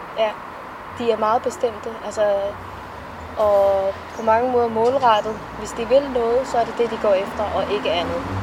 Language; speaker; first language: Danish; early bilingual, other home language; Somali